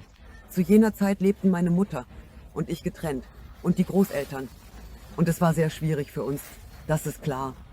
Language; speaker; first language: German; non-native, fluent; Russian